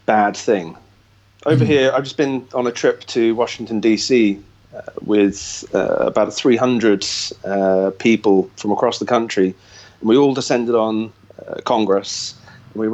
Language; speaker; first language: English; native; English